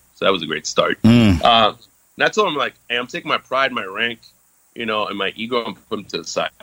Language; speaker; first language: English; early bilingual, other home language; French